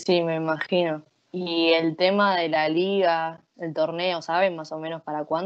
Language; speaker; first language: Spanish; native; Spanish